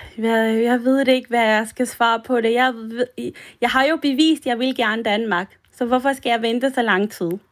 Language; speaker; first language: Danish; early bilingual, other home language; French